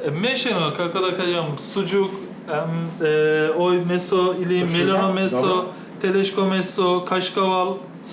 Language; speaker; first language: Macedonian; non-native, learner; Turkish